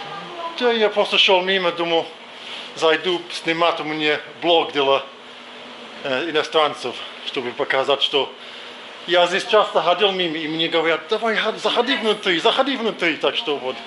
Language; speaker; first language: Russian; non-native, fluent; English